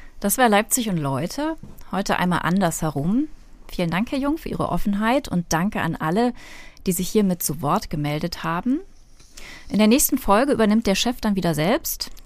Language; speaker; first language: German; native; German